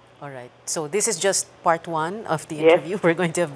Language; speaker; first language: English; non-native, local second language; Filipino